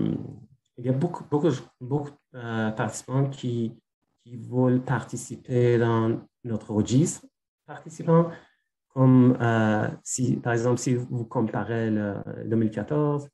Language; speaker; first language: French; non-native, fluent; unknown